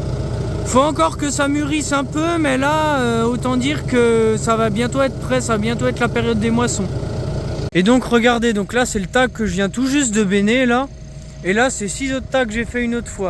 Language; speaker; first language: French; native; French